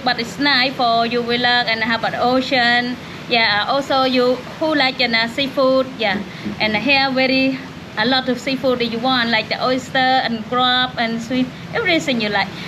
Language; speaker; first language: English; non-native, learner; Khmer